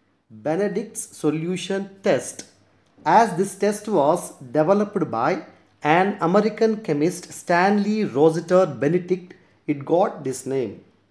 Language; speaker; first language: English; non-native, local second language; Telugu